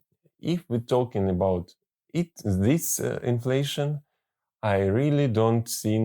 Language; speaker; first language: English; non-native, learner; Russian